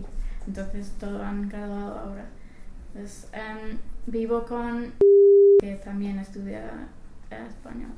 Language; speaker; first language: Spanish; non-native, fluent; English